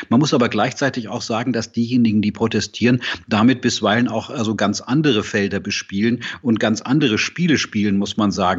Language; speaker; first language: German; native; German